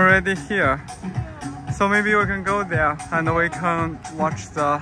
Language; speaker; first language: English; non-native, learner; Chinese